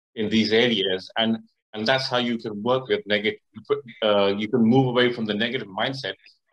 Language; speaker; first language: English; native; English